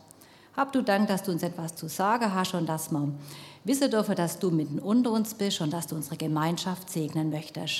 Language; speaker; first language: German; native; German